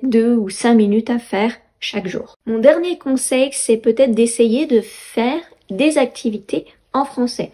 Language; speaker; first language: French; native; French